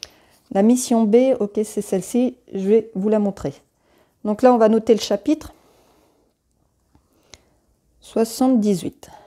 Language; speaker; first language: French; native; French